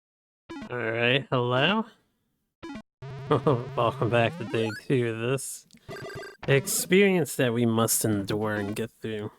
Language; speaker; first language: English; native; English